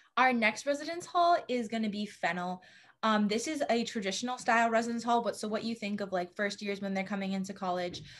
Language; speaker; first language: English; native; English